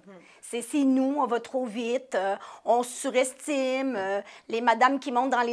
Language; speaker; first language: French; native; French